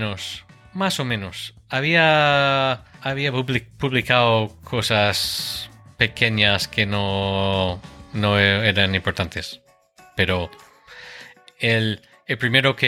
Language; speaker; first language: Spanish; non-native, fluent; English